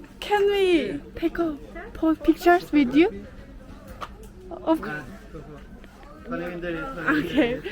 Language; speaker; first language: English; non-native, learner; Macedonian